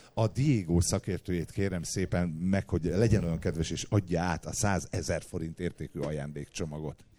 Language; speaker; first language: Hungarian; native; Hungarian